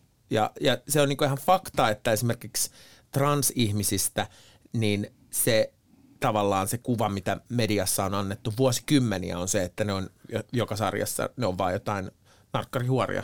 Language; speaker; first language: Finnish; native; Finnish